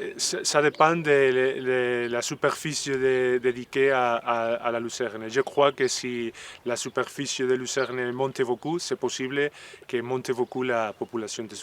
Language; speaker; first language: French; non-native, learner; Spanish